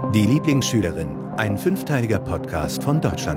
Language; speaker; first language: German; native; German